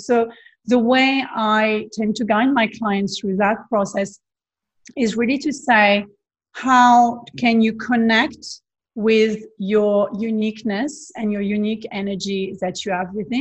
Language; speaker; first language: English; non-native, fluent; French